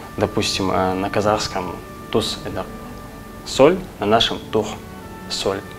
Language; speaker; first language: Russian; non-native, local second language; Ingush